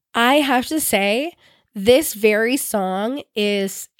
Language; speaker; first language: English; native; English